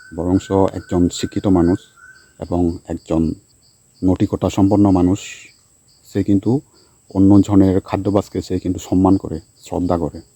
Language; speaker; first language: Bangla; non-native, local second language; Chakma